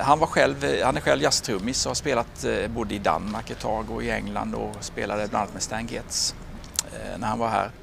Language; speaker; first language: Swedish; native; Swedish